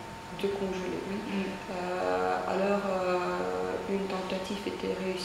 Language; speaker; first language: French; non-native, fluent; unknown